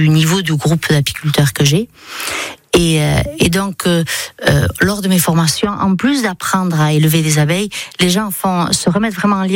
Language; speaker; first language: French; native; French